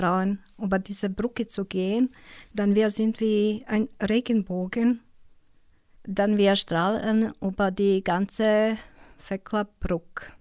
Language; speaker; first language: German; non-native, learner; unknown